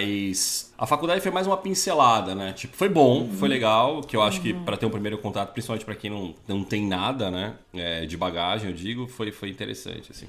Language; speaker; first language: Portuguese; native; Portuguese